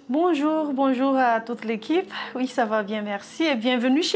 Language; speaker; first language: French; non-native, local second language; Malagasy